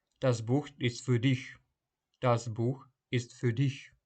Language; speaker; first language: German; non-native, fluent; Ukrainian